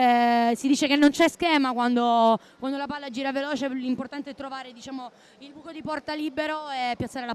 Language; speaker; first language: Italian; native; Italian